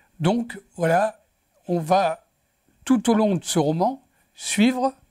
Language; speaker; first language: French; native; French